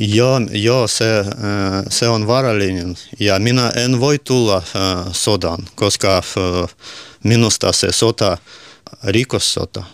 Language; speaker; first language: Finnish; non-native, learner; Russian